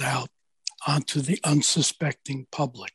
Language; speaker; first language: English; native; English